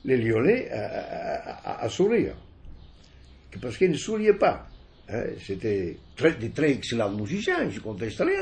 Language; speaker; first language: French; non-native, fluent; Italian